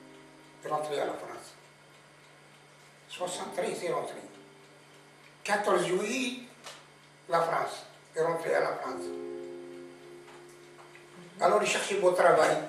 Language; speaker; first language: French; non-native, learner; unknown